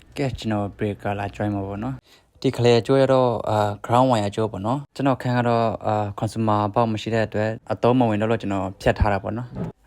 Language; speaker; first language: Burmese; native; Burmese